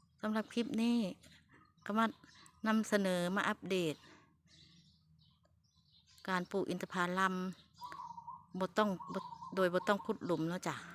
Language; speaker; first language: Thai; non-native, local second language; Lao